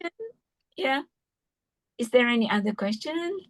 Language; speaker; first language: English; non-native, fluent; Indonesian